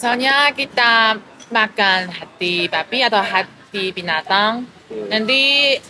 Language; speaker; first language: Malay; non-native, fluent; Chinese